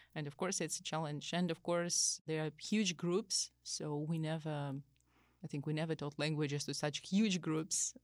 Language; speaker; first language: English; non-native, fluent; Russian